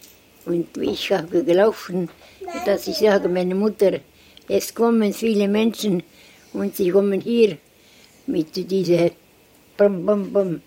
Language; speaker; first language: German; non-native, learner; Estonian